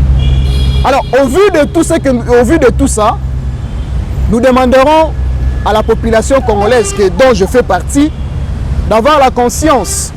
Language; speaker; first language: French; non-native, local second language; Lingala